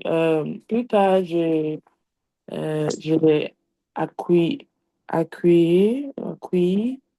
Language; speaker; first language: French; non-native, learner; English